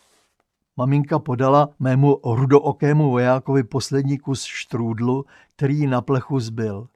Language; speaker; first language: Czech; native; Czech